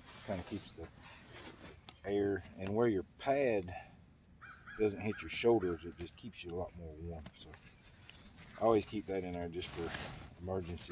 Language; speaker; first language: English; native; English